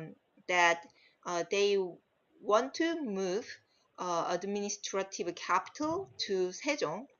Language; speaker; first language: English; non-native, learner; Korean